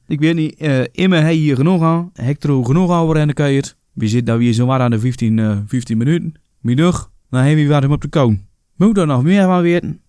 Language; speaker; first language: Dutch; native; Dutch